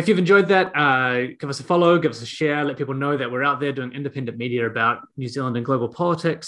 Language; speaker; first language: English; native; English